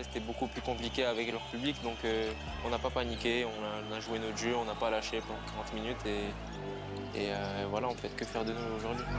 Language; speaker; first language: French; native; French